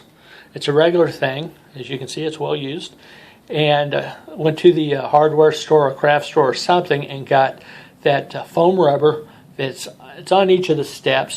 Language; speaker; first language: English; native; English